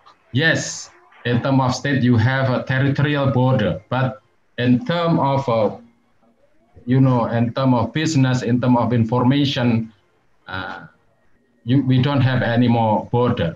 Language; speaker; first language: English; non-native, fluent; Javanese